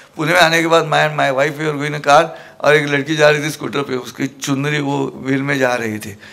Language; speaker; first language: Hindi; non-native, local second language; Marathi